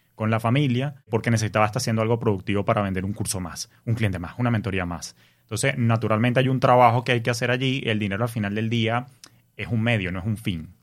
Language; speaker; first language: Spanish; native; Spanish